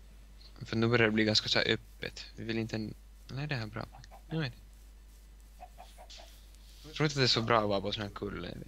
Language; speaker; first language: Swedish; non-native, local second language; Finnish